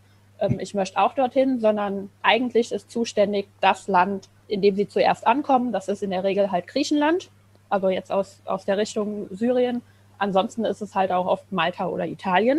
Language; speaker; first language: German; native; German